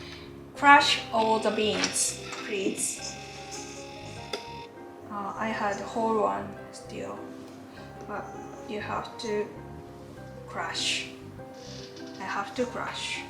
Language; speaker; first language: English; non-native, learner; Japanese